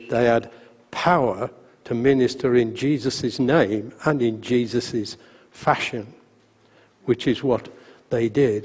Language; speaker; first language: English; native; English